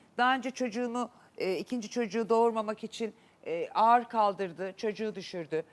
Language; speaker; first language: Turkish; native; Turkish